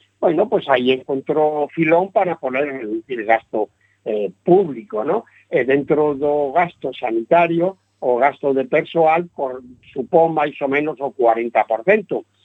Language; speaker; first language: Galician; non-native, local second language; Spanish